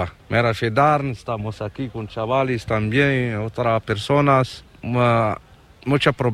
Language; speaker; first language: Spanish; non-native, learner; Arabic